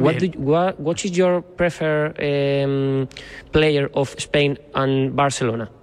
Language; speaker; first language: English; non-native, learner; Spanish